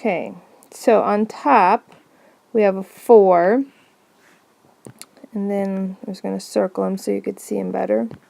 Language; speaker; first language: English; native; English